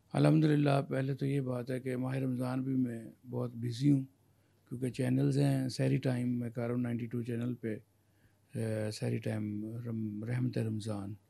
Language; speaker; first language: Urdu; non-native, local second language; Punjabi